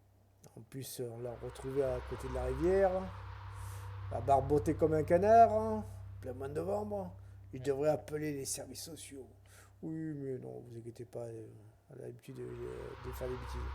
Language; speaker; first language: French; native; French